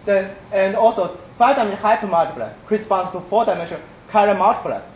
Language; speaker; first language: English; non-native, fluent; Chinese